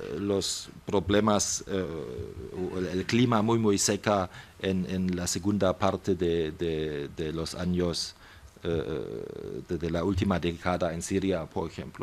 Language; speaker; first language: Spanish; non-native, fluent; German